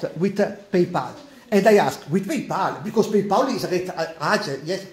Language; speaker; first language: English; non-native, learner; Italian